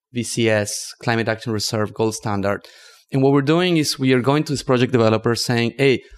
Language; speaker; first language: English; non-native, fluent; Spanish